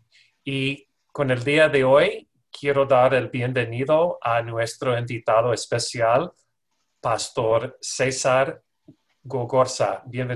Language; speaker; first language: Spanish; non-native, fluent; English